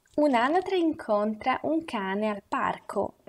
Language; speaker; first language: Italian; non-native, fluent; Russian